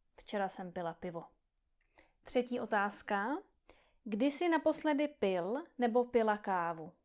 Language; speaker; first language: Czech; native; Czech